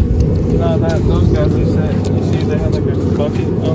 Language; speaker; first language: English; native; English